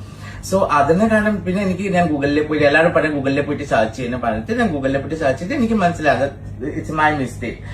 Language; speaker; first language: Malayalam; non-native, learner; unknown